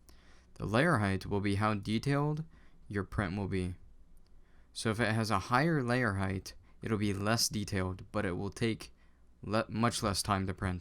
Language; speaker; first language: English; native; English